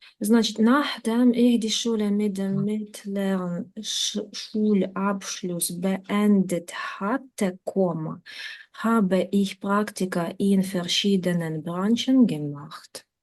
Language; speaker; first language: German; non-native, fluent; Ukrainian